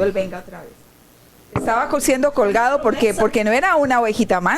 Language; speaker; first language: Spanish; native; Spanish